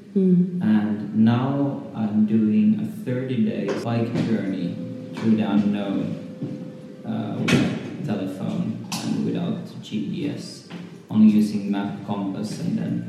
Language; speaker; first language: English; non-native, fluent; Finnish